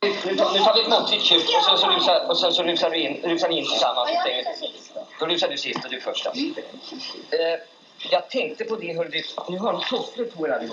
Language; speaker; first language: Swedish; native; Swedish